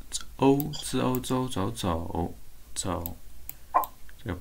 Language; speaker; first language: Chinese; native; Chinese